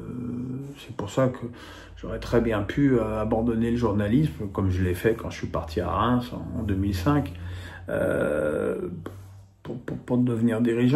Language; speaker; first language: French; native; French